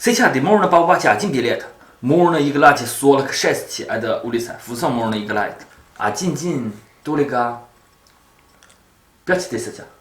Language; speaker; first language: Russian; non-native, learner; Chinese